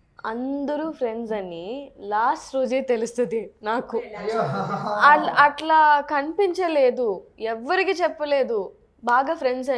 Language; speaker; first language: Telugu; non-native, learner; Tamil